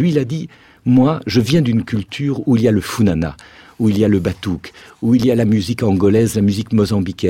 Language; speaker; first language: French; native; French